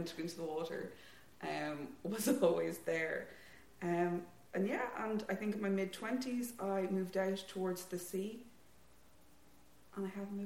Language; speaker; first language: English; native; English